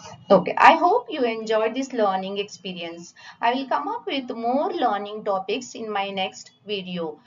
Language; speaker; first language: English; non-native, local second language; Kannada